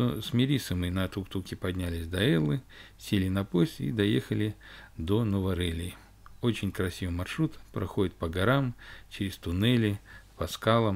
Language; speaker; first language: Russian; native; Russian